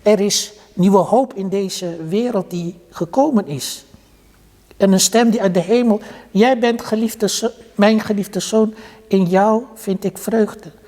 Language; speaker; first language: Dutch; early bilingual, other home language; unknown